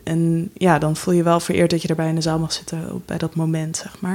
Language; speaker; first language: Dutch; native; Dutch